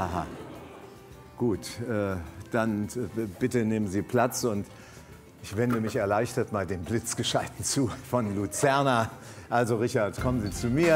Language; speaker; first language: German; native; German